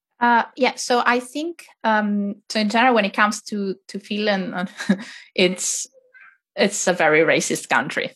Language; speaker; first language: English; non-native, fluent; Italian